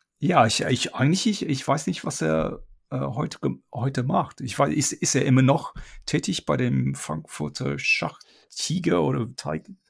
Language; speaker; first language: German; non-native, fluent; English